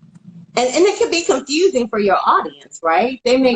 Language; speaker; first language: English; native; English